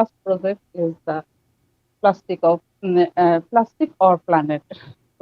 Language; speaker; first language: English; non-native, learner; Bangla